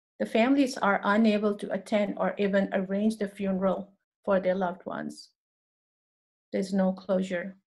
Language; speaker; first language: English; non-native, local second language; Urdu